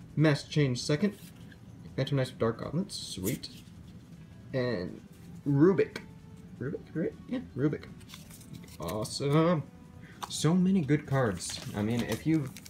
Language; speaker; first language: English; native; English